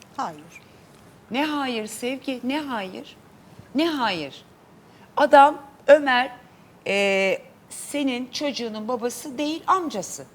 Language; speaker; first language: Turkish; native; Turkish